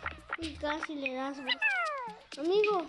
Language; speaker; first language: Spanish; early bilingual, heritage; Spanish